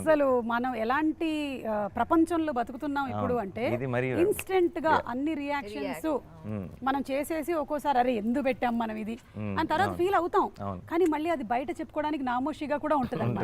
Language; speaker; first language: Telugu; native; Telugu